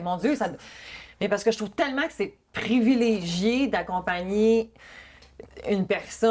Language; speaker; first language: French; native; French